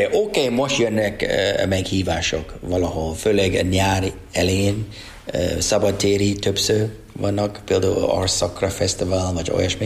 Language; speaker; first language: Hungarian; non-native, learner; English